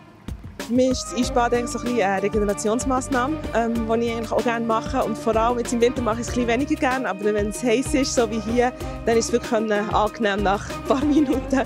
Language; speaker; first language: German; native; German